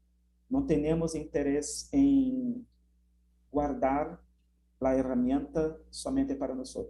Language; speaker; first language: Spanish; non-native, fluent; Portuguese